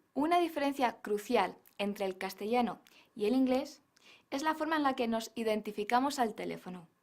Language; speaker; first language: Spanish; non-native, fluent; English